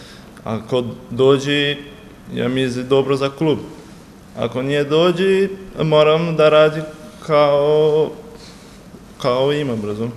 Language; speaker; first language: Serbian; non-native, learner; Portuguese